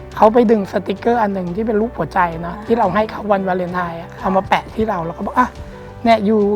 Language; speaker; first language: Thai; native; Thai